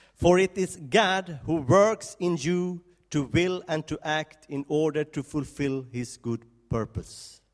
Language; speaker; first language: English; non-native, fluent; Swedish